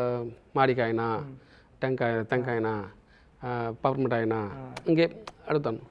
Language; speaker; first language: Telugu; non-native, learner; Tamil